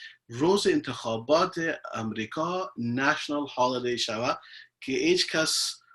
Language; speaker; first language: Persian; early bilingual, heritage; Persian